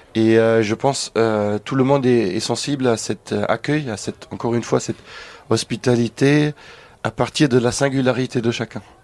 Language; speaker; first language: French; non-native, fluent; German